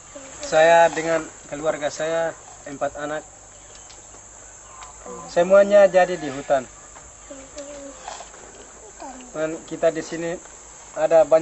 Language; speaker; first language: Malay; non-native, local second language; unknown